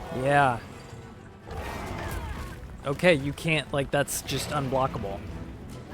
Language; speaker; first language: English; native; English